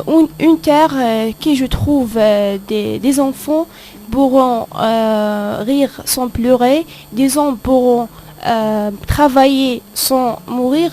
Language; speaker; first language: French; non-native, fluent; Arabic